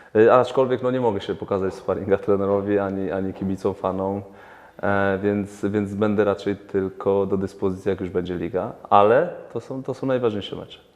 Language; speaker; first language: Polish; native; Polish